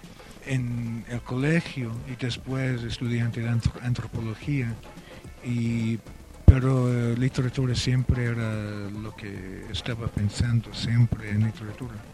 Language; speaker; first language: Spanish; non-native, fluent; Welsh